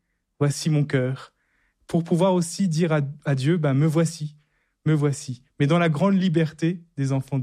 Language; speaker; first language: French; native; French